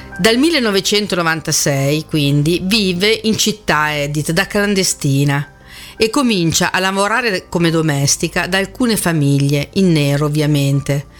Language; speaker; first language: Italian; native; Italian